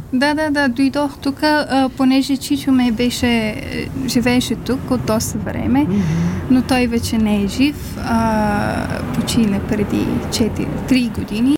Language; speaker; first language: Bulgarian; non-native, fluent; Persian